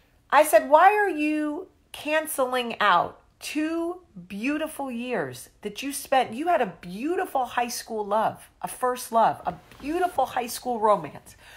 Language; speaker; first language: English; native; English